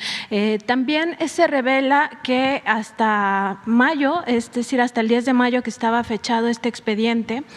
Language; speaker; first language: Spanish; native; Spanish